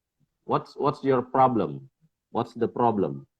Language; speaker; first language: English; non-native, local second language; Indonesian